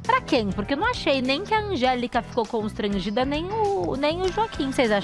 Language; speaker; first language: Portuguese; native; Portuguese